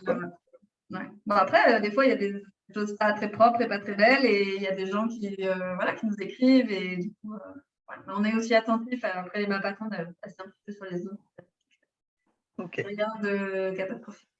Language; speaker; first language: French; native; French